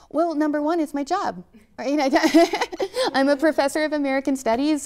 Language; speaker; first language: English; native; English